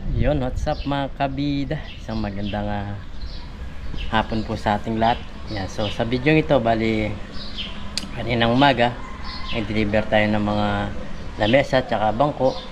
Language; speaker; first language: Filipino; non-native, local second language; Pampanga